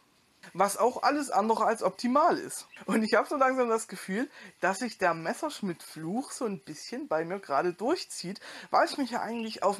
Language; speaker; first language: German; native; German